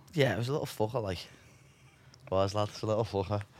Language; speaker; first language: English; native; English